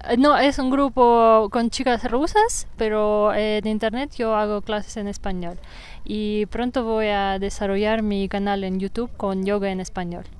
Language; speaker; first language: Spanish; non-native, fluent; Russian